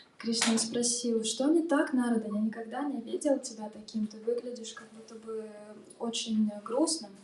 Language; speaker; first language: Russian; native; Russian